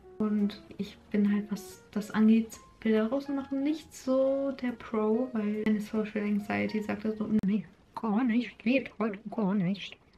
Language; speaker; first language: German; native; German